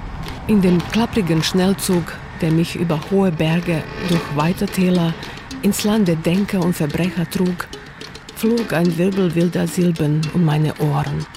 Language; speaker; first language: German; non-native, fluent; Bosnian